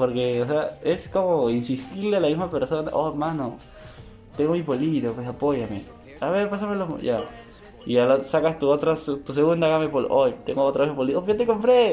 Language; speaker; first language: Spanish; native; Spanish